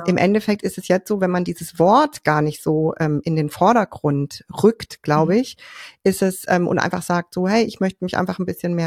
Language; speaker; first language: German; native; German